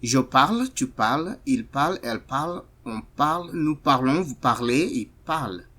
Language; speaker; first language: French; non-native, fluent; Igbo